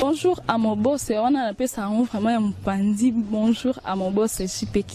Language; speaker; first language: French; non-native, local second language; Lingala